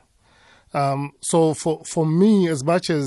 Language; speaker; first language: English; non-native, local second language; Zulu